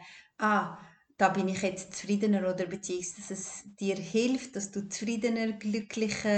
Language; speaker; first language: German; early bilingual, other home language; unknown